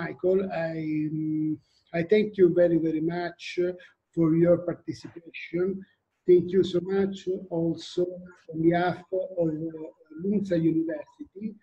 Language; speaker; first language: English; non-native, fluent; Italian